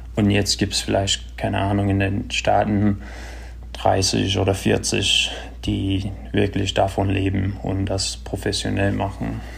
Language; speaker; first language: German; early bilingual, other home language; English